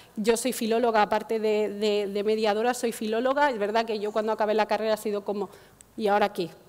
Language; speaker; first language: Spanish; non-native, fluent; Arabic